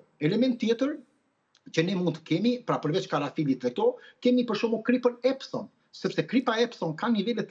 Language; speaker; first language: Albanian; native; Albanian